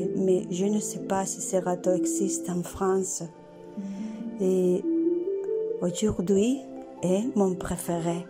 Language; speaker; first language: French; non-native, learner; Spanish